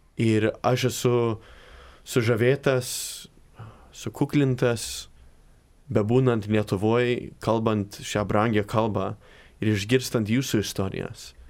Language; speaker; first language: Lithuanian; early bilingual, heritage; Lithuanian